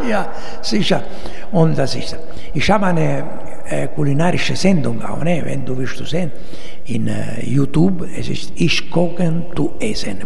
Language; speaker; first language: German; non-native, learner; Italian